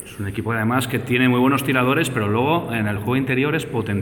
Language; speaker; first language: Spanish; native; Spanish